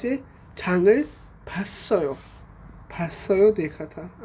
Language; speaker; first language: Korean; non-native, fluent; Urdu